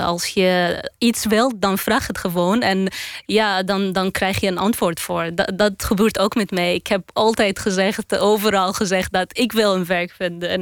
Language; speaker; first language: Dutch; non-native, learner; Arabic